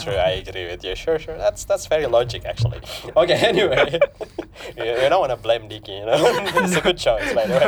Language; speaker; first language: English; non-native, fluent; Indonesian